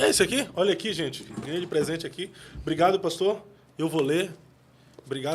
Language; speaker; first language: Portuguese; native; Portuguese